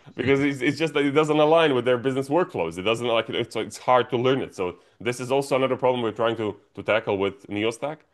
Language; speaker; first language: English; non-native, fluent; Croatian